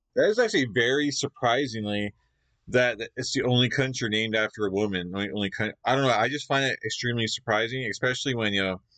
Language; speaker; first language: English; native; English